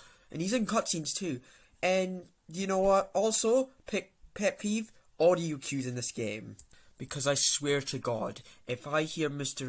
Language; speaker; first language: English; native; English